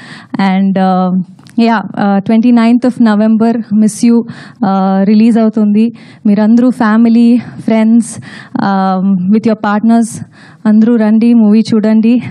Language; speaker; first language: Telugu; non-native, fluent; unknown